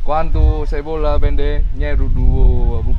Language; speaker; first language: Portuguese; non-native, learner; Vietnamese